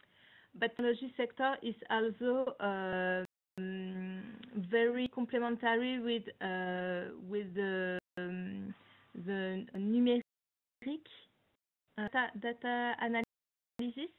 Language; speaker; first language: English; non-native, learner; French